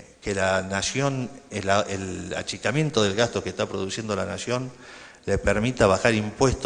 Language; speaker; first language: Spanish; native; Spanish